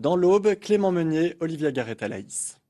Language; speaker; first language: French; native; French